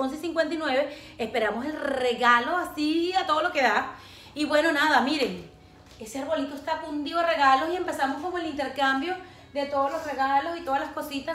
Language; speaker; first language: Spanish; native; Spanish